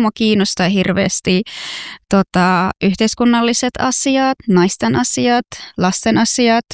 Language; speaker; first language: Finnish; non-native, fluent; Persian